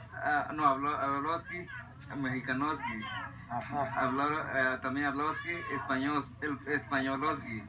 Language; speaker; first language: Spanish; non-native, local second language; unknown